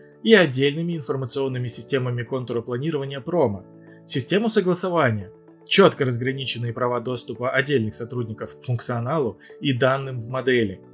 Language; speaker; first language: Russian; native; Russian